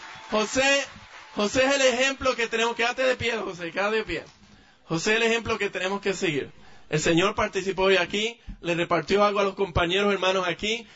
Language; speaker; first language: Spanish; native; Spanish